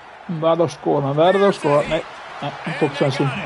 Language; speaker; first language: Icelandic; non-native, learner; Norwegian